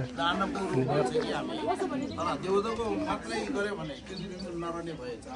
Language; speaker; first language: Nepali; non-native, local second language; Eastern Tamang